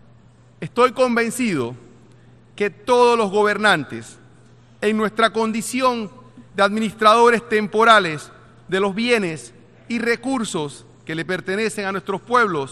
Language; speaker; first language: Spanish; native; Spanish